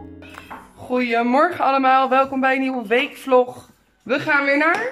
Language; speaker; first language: Dutch; native; Dutch